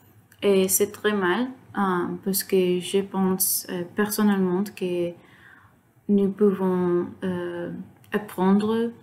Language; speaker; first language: French; non-native, learner; Spanish